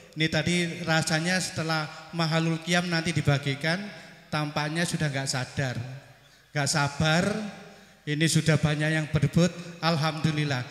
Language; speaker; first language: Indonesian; non-native, local second language; Javanese